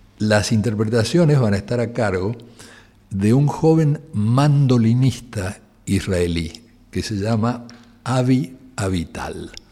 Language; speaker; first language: Spanish; native; Spanish